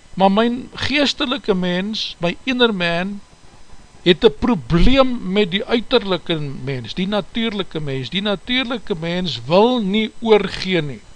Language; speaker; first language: Afrikaans; native; Afrikaans